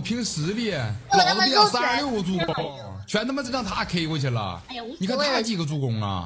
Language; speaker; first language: Chinese; native; Chinese